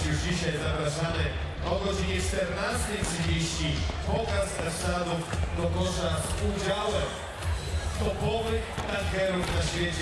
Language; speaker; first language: Polish; native; Polish